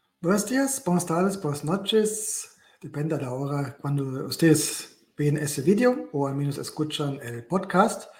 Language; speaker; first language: Spanish; non-native, learner; German